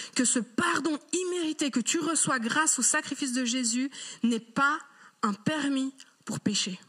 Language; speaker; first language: French; native; French